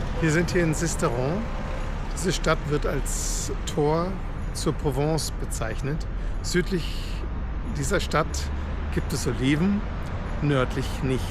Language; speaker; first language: German; native; German